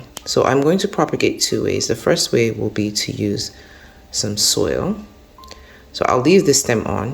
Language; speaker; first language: English; native; English